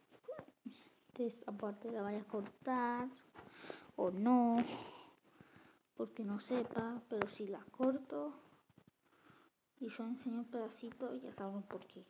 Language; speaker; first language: Spanish; early bilingual, other home language; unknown